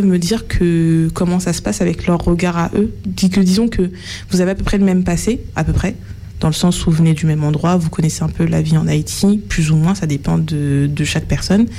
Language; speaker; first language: French; native; French